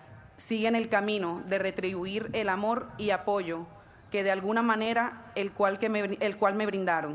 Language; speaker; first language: Spanish; native; Spanish